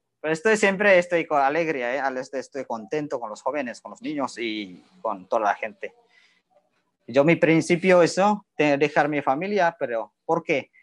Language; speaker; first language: Spanish; non-native, learner; Indonesian